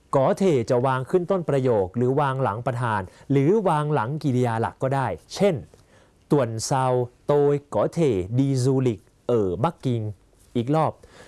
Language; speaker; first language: Thai; native; Thai